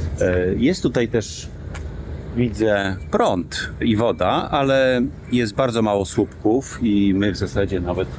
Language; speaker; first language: Polish; native; Polish